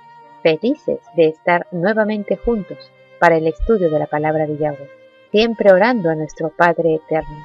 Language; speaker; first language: Spanish; native; Spanish